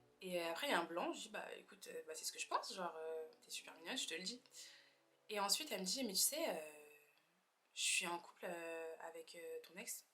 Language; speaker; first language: French; native; French